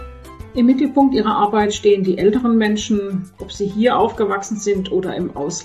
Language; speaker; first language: German; native; German